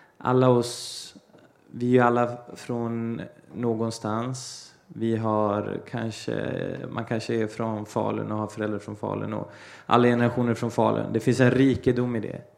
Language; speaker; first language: Swedish; early bilingual, other home language; Portuguese